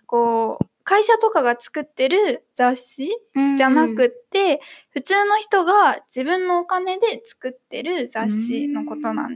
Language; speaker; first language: Japanese; native; Japanese